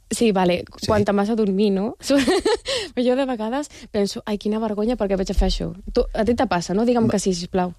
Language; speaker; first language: Catalan; native; Catalan